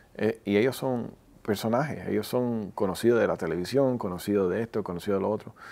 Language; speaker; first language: Spanish; early bilingual, heritage; Spanish